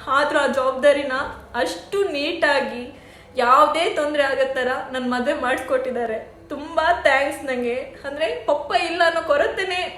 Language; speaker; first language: Kannada; non-native, local second language; Tulu